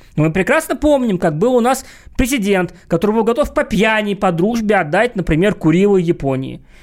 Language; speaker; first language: Russian; native; Russian